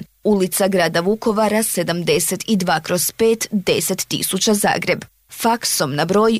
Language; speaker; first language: Serbian; native; Serbian